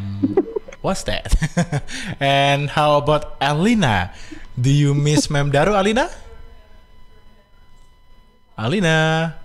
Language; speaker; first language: English; non-native, fluent; Indonesian